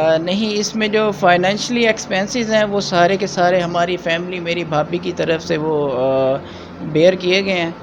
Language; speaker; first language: Urdu; non-native, local second language; Punjabi